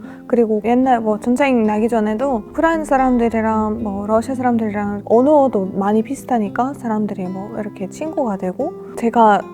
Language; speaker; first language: Korean; non-native, fluent; Russian